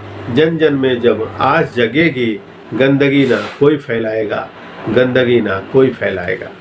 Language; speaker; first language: Hindi; native; Hindi